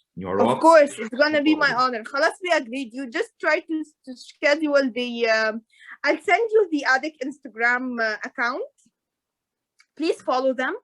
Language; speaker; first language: English; non-native, fluent; Arabic